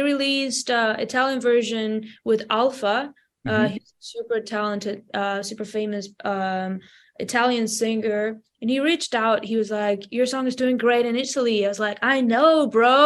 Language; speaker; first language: English; non-native, fluent; Armenian